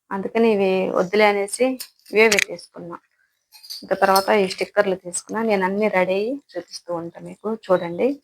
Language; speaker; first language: Telugu; non-native, local second language; Lambadi